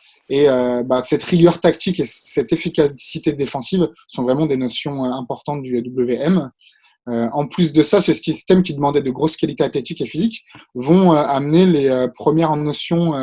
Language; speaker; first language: French; native; French